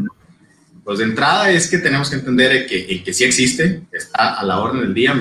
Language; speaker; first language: Spanish; native; Spanish